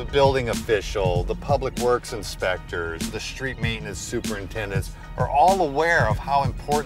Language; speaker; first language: English; native; English